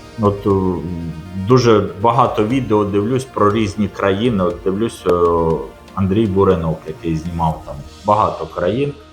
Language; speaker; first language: Ukrainian; non-native, local second language; Russian